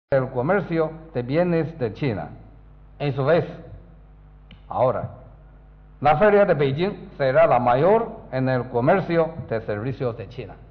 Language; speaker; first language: Spanish; non-native, learner; Chinese